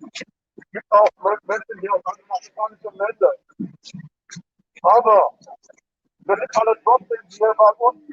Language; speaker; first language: German; non-native, fluent; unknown